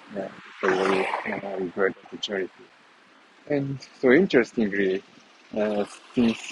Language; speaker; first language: English; non-native, learner; Japanese